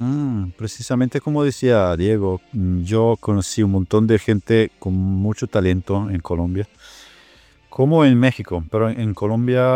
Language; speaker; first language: Spanish; non-native, fluent; Italian